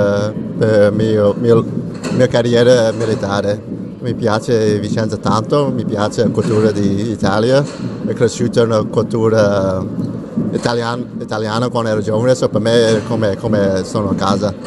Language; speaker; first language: Italian; non-native, learner; English